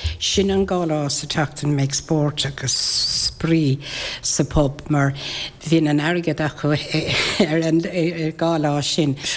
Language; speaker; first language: Irish; native; Irish